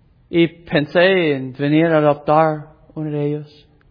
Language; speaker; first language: Spanish; non-native, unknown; English